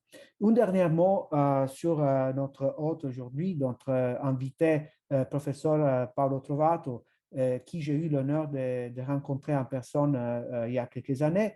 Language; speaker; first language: French; non-native, fluent; Italian